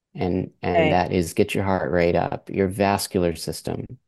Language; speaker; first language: English; early bilingual, other home language; French